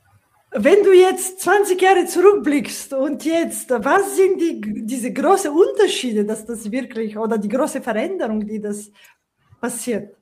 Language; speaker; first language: German; non-native, fluent; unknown